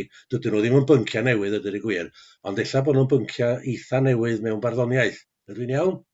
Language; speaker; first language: Welsh; native; Welsh